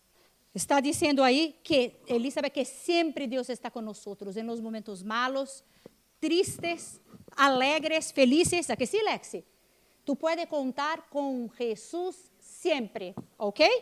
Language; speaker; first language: Spanish; non-native, fluent; Portuguese